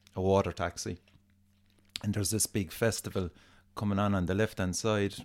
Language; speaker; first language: English; native; English